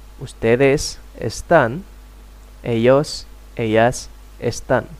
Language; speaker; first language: Spanish; non-native, fluent; Indonesian